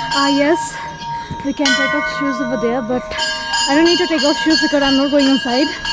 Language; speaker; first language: English; non-native, fluent; Nepali